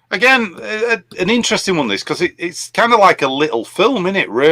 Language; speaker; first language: English; native; English